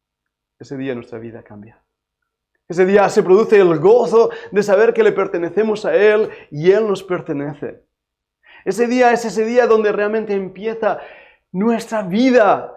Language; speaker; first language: Spanish; native; Spanish